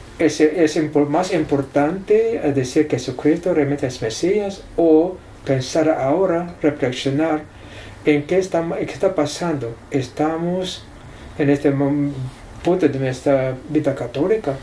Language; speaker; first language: Spanish; non-native, fluent; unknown